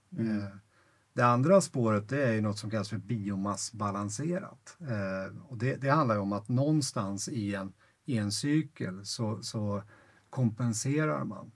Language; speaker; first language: Swedish; native; Swedish